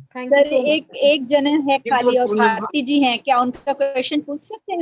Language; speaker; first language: Hindi; native; Hindi